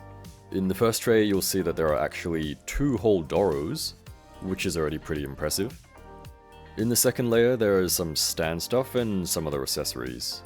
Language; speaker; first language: English; native; English